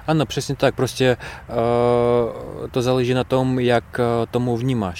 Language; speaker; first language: Czech; non-native, fluent; Russian